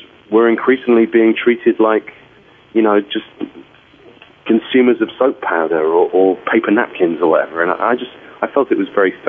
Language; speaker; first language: English; native; English